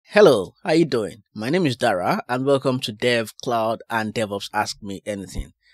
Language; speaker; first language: English; non-native, local second language; Yoruba